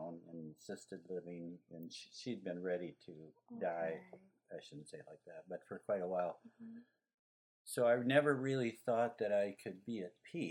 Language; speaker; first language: English; native; English